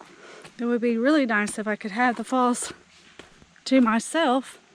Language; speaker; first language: English; native; English